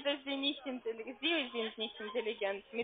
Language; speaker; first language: German; non-native, learner; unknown